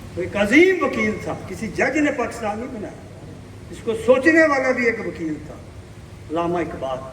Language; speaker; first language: Urdu; non-native, local second language; Punjabi